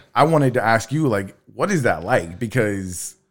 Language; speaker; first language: English; native; English